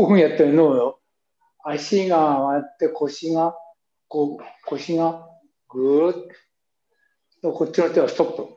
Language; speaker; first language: Japanese; native; Japanese